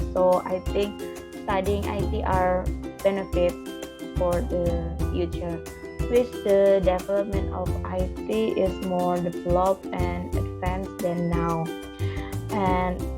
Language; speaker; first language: English; non-native, learner; Indonesian